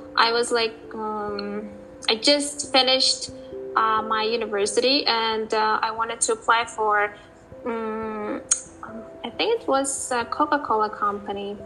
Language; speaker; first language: English; non-native, fluent; Uzbek